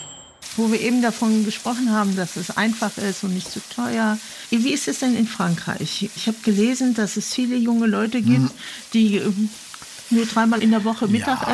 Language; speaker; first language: German; native; German